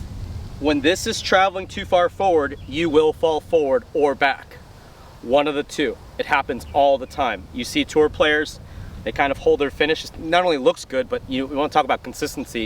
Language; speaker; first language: English; native; English